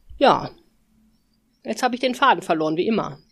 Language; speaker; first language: German; native; German